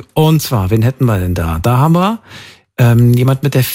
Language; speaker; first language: German; native; German